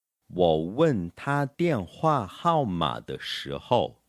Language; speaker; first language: Chinese; non-native, fluent; Portuguese